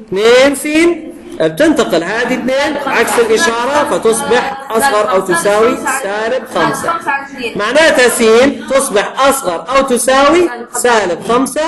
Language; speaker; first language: Arabic; native; Arabic